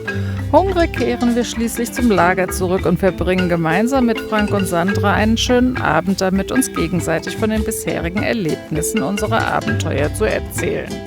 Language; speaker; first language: German; native; German